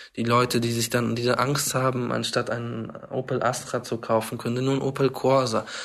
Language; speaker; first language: German; early bilingual, heritage; German